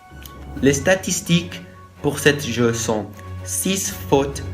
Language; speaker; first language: French; non-native, learner; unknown